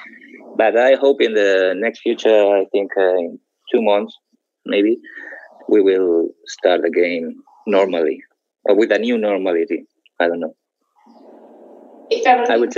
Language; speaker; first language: English; non-native, fluent; Spanish